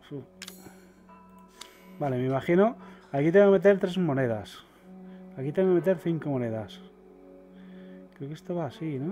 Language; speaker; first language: Spanish; native; Spanish